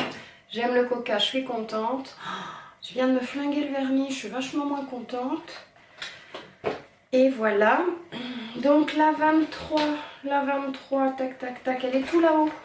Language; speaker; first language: French; native; French